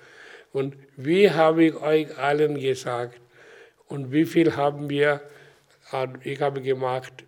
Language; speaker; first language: German; non-native, learner; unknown